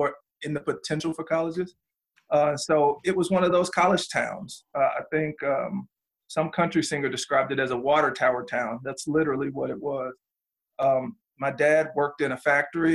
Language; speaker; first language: English; native; English